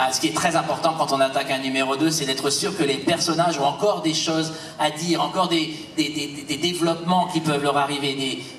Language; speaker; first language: French; native; French